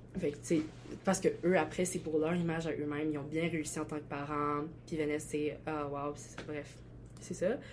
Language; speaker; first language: French; early bilingual, other home language; Albanian